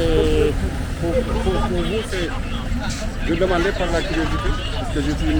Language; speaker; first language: French; non-native, local second language; Wolof